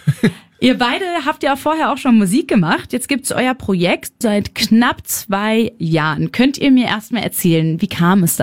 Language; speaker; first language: German; native; German